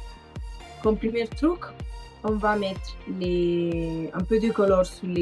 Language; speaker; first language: French; non-native, learner; Italian